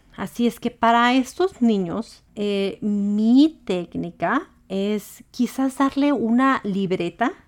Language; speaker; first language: Spanish; early bilingual, heritage; Spanish